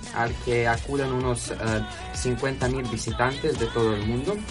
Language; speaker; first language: Spanish; non-native, fluent; Croatian